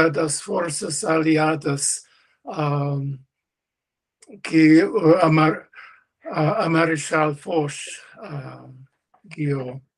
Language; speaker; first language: Portuguese; non-native, learner; English